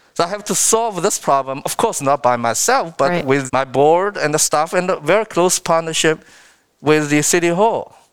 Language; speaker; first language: English; non-native, fluent; Chinese